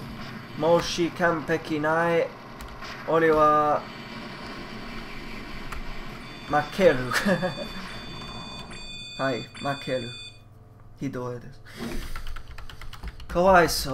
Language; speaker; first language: Japanese; non-native, learner; English